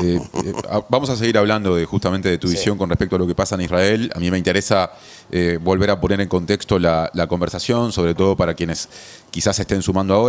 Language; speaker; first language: Spanish; native; Spanish